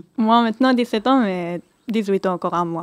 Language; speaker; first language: French; early bilingual, heritage; Hebrew